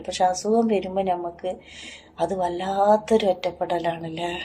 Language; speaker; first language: Malayalam; native; Malayalam